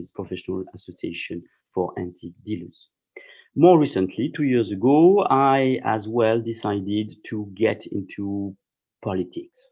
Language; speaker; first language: English; non-native, fluent; French